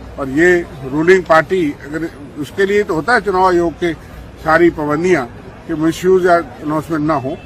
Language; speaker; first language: Hindi; native; Hindi